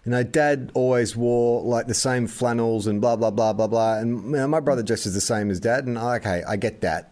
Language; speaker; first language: English; native; English